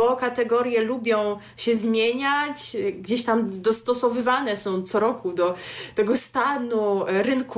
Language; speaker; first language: Polish; native; Polish